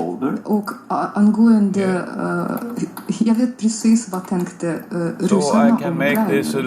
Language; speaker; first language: Swedish; non-native, fluent; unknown